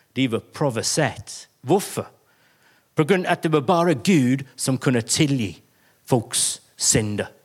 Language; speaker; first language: Norwegian; non-native, fluent; English